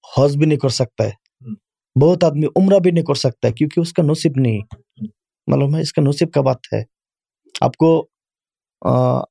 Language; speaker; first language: Urdu; non-native, learner; Bangla